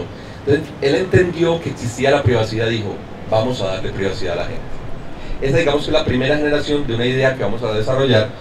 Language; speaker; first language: Spanish; native; Spanish